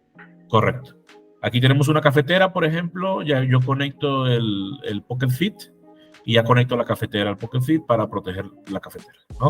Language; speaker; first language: Spanish; native; Spanish